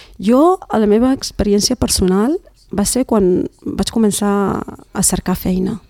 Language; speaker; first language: Catalan; early bilingual, other home language; Arabic